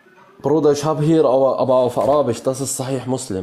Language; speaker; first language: German; non-native, learner; Arabic